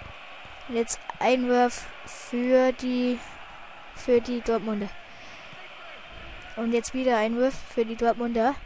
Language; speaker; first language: German; native; German